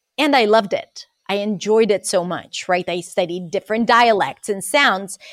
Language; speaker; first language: English; non-native, fluent; Hebrew